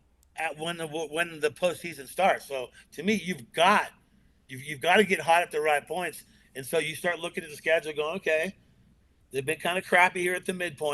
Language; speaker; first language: English; native; English